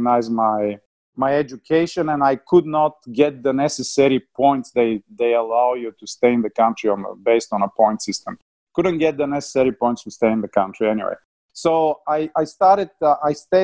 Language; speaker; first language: English; non-native, fluent; Bulgarian